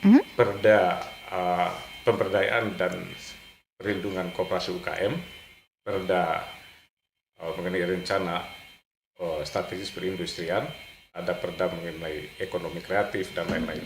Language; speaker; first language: Indonesian; native; Indonesian